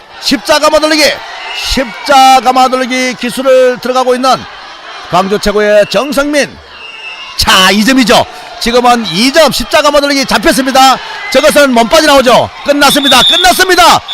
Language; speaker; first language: Korean; native; Korean